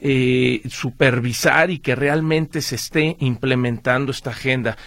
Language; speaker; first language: Spanish; native; Spanish